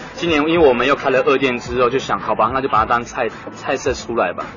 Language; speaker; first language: Chinese; native; Chinese